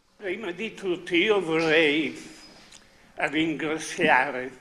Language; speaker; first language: Italian; native; Italian